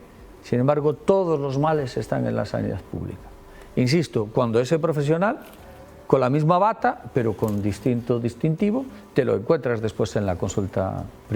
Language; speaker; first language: Spanish; native; Spanish